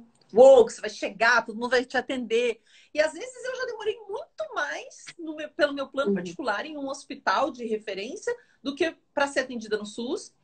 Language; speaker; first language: Portuguese; native; Portuguese